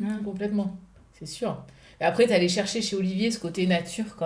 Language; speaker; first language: French; native; French